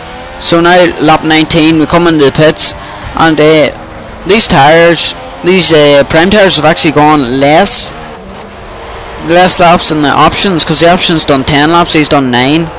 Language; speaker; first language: English; native; English